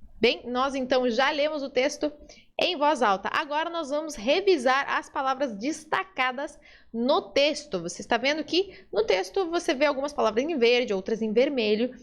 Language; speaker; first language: Portuguese; early bilingual, other home language; Spanish